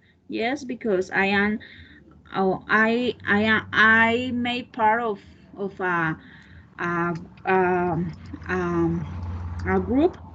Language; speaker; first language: English; non-native, learner; Spanish